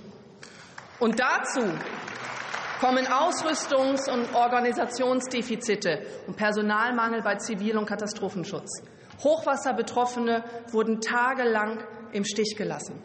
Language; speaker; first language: German; native; German